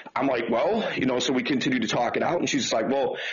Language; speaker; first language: English; native; English